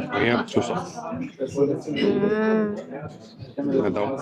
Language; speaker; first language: Indonesian; non-native, learner; German